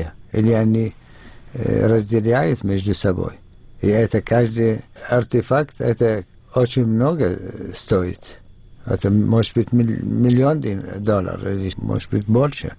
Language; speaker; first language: Russian; non-native, fluent; Arabic